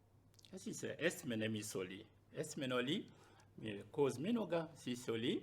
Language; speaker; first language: Estonian; non-native, learner; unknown